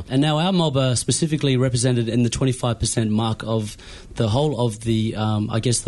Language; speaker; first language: English; native; English